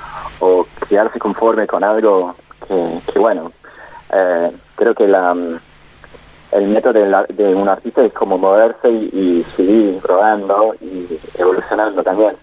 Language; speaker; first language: Spanish; non-native, fluent; English